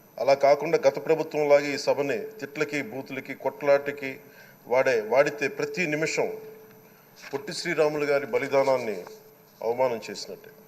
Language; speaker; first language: Telugu; native; Telugu